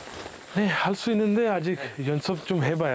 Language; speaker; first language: Korean; non-native, learner; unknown